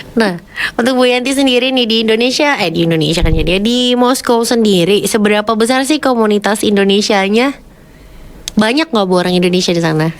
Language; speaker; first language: Indonesian; native; Indonesian